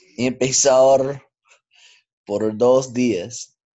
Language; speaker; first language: Spanish; non-native, learner; English